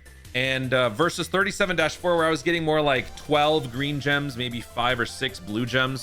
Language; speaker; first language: English; native; English